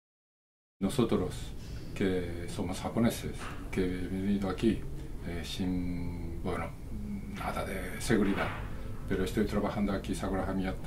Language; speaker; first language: Spanish; non-native, fluent; Japanese